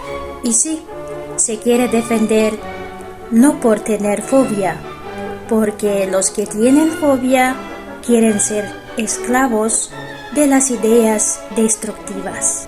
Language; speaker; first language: Spanish; non-native, fluent; Russian